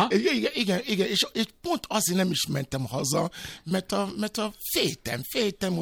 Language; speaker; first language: Hungarian; non-native, fluent; Yoruba